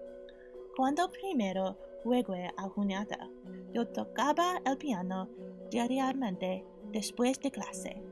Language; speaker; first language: Spanish; non-native, learner; English